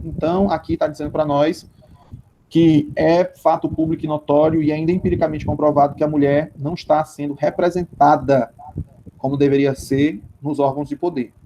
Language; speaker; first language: Portuguese; native; Portuguese